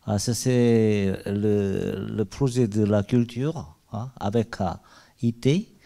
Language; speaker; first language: French; non-native, learner; Korean